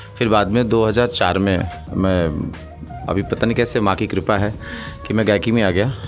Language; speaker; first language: Hindi; native; Hindi